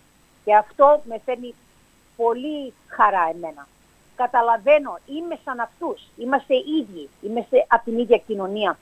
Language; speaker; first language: Greek; early bilingual, heritage; English